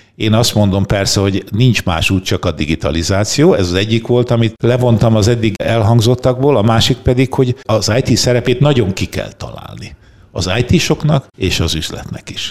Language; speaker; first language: Hungarian; native; Hungarian